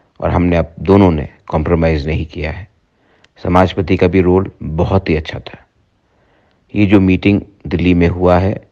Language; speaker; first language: Hindi; non-native, local second language; Kok Borok